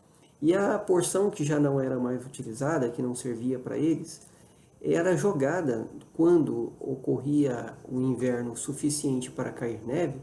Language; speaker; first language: Portuguese; native; Portuguese